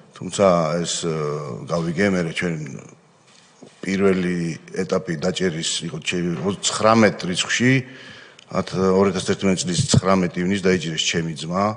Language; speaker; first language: Georgian; native; Georgian